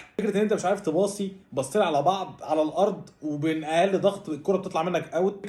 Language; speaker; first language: Arabic; native; Arabic